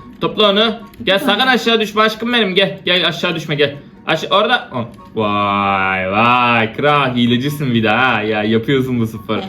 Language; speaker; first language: Turkish; native; Turkish